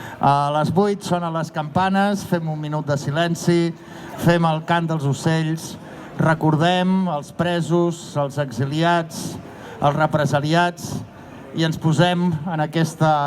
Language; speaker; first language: Catalan; native; Catalan